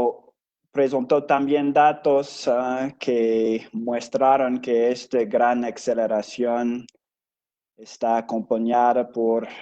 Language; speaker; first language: Spanish; non-native, fluent; English